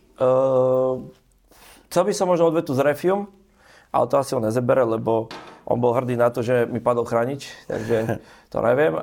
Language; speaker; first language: Slovak; native; Slovak